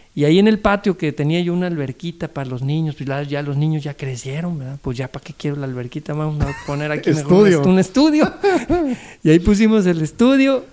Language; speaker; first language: Spanish; native; Spanish